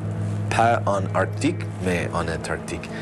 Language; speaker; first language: French; non-native, learner; English